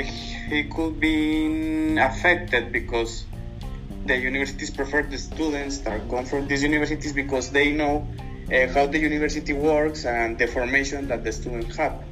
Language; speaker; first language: English; non-native, learner; Spanish